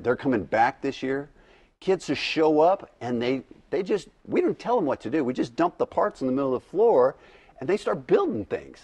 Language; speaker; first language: English; native; English